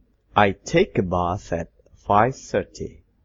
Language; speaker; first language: English; non-native, fluent; Indonesian